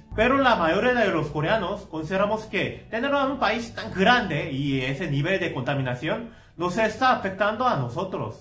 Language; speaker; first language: Spanish; non-native, fluent; Korean